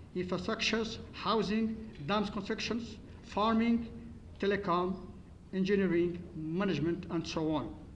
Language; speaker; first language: English; non-native, fluent; Arabic